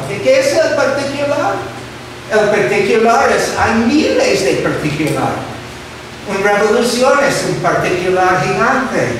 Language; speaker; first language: Spanish; non-native, fluent; English